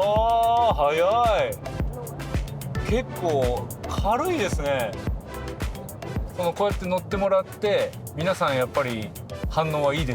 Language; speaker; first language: Japanese; native; Japanese